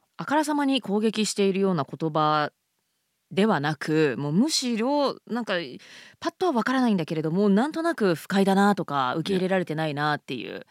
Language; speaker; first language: Japanese; native; Japanese